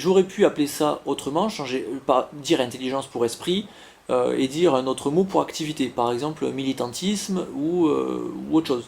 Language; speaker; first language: French; native; French